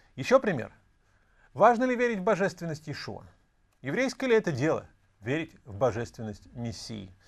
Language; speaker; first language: Russian; native; Russian